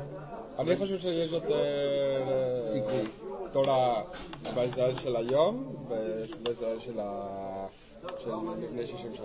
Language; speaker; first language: Hebrew; non-native, learner; Spanish